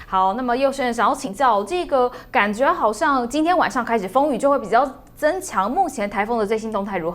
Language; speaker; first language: Chinese; native; Chinese